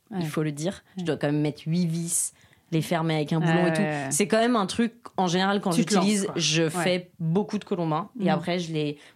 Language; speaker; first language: French; native; French